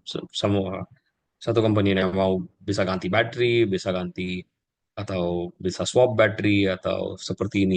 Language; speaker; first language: Indonesian; non-native, learner; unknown